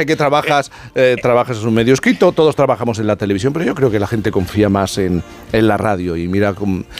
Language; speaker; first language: Spanish; native; Spanish